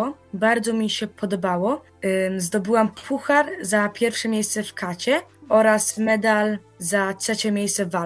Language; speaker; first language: Polish; early bilingual, heritage; Polish